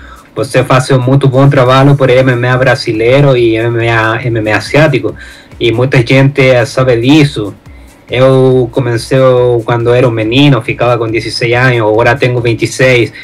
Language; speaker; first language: Portuguese; non-native, learner; Spanish